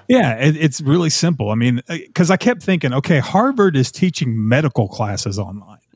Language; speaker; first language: English; native; English